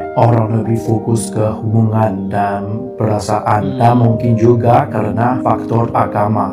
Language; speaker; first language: Indonesian; non-native, fluent; Chinese